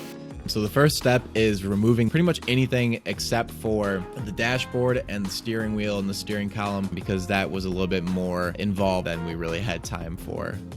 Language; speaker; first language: English; native; English